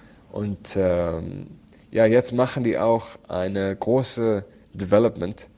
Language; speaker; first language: German; non-native, learner; Arabic